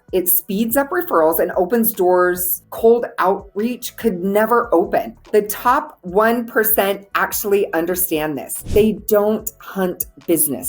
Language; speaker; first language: English; native; English